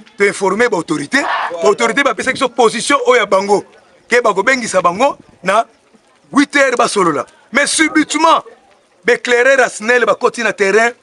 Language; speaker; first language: Lingala; non-native, local second language; Kongo